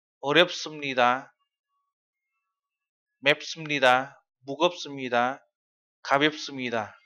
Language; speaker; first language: Korean; non-native, fluent; Vietnamese